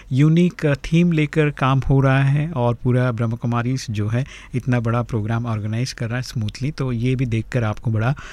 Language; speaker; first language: Hindi; native; Hindi